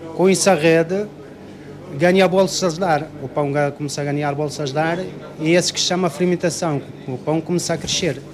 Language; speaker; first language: Portuguese; non-native, fluent; Arabic